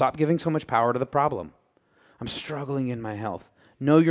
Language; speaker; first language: English; native; English